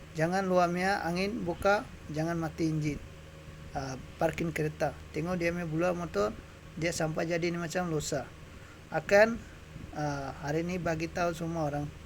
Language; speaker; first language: Malay; non-native, local second language; Bangla